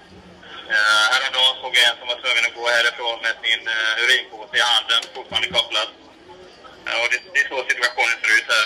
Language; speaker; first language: Swedish; native; Swedish